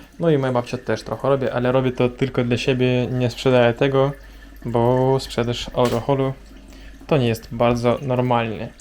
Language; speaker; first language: Polish; non-native, learner; Russian